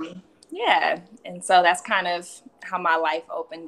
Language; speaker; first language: English; native; English